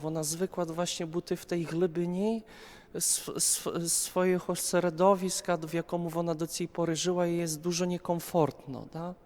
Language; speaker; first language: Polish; non-native, learner; Ukrainian